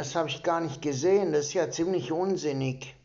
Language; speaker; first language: German; native; German